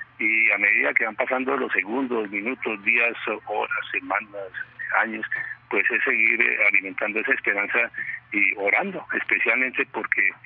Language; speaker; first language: Spanish; native; Spanish